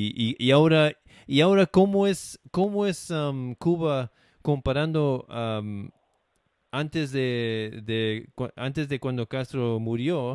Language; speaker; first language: Spanish; non-native, fluent; English